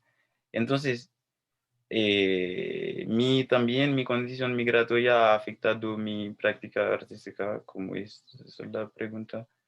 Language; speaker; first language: Spanish; non-native, fluent; Haitian Creole